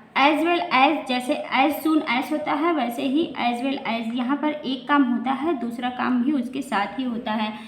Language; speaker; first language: Hindi; native; Hindi